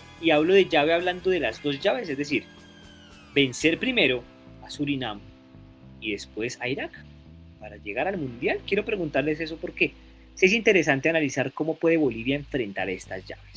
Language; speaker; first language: Spanish; native; Spanish